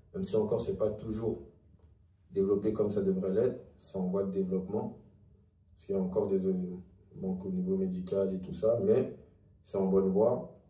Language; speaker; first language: French; early bilingual, other home language; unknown